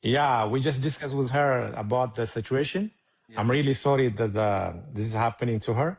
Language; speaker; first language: English; non-native, learner; Amharic